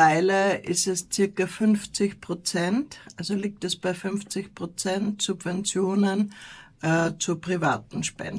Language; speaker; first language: German; native; German